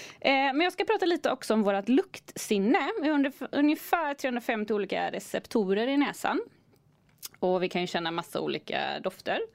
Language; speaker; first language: Swedish; native; Swedish